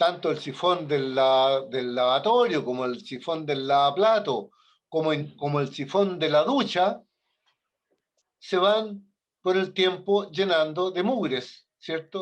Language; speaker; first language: Spanish; native; Spanish